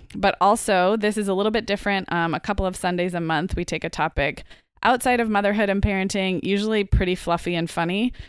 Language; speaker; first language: English; native; English